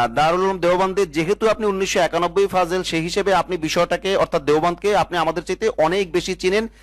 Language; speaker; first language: Bangla; native; Bangla